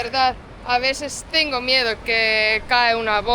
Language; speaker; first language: Spanish; non-native, fluent; Portuguese